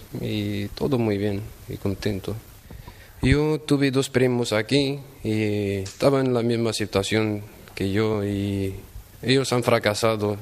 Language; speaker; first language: Spanish; non-native, fluent; Arabic